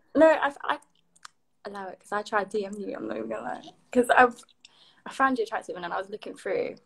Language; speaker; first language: English; native; English